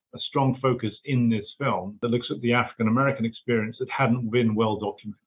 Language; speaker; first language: English; native; English